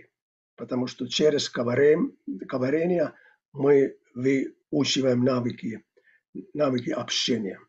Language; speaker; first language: Russian; non-native, fluent; Finnish